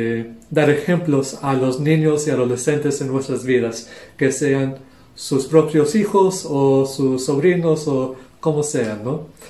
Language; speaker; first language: Spanish; non-native, local second language; English